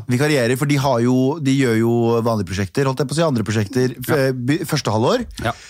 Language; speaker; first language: Norwegian; early bilingual, other home language; Kurdish